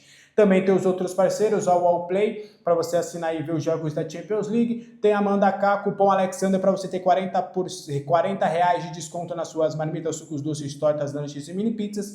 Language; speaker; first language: Portuguese; native; Portuguese